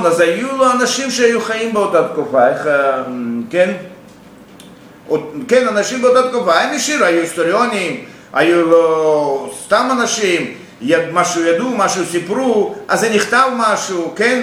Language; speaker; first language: Hebrew; non-native, fluent; Russian